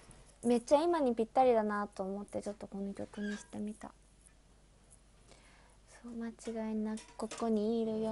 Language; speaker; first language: Japanese; native; Japanese